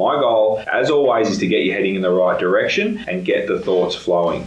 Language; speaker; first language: English; native; English